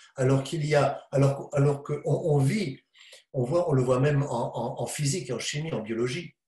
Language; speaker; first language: French; native; French